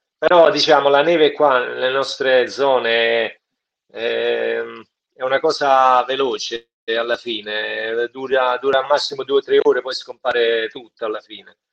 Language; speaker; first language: Italian; native; Italian